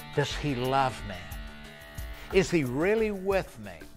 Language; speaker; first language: English; native; English